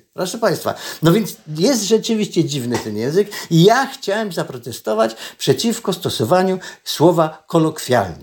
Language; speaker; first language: Polish; native; Polish